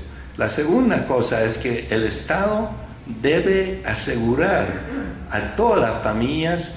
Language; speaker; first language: Spanish; non-native, fluent; English